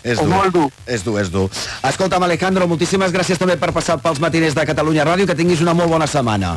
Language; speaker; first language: Catalan; native; Catalan